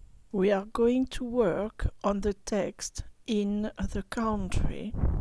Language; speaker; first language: English; non-native, fluent; French